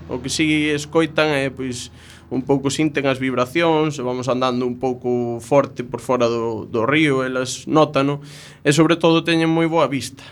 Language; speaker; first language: Galician; native; Galician